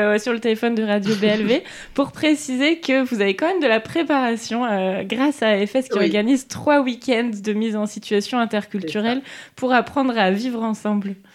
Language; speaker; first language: French; native; French